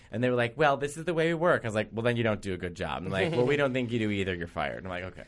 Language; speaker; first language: English; native; English